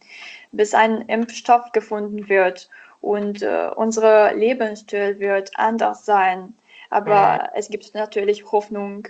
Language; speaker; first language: German; non-native, learner; Italian